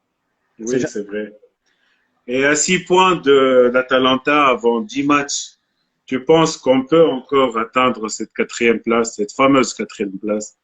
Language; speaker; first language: French; non-native, local second language; Arabic